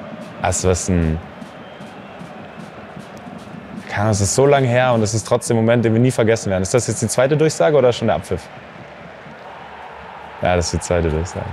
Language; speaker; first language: German; native; German